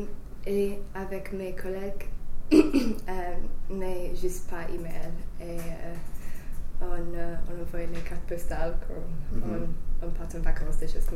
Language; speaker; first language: French; non-native, fluent; English